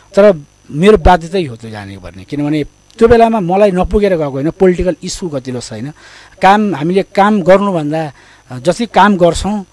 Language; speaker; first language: Nepali; native; Nepali